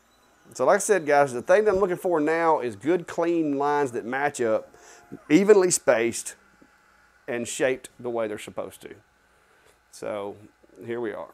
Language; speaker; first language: English; native; English